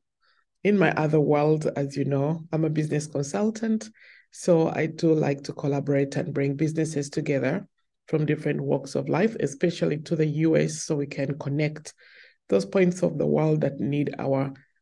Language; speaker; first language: English; non-native, local second language; Ganda